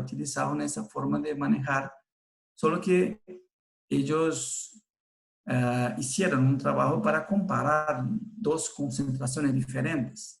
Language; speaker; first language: Spanish; non-native, fluent; Portuguese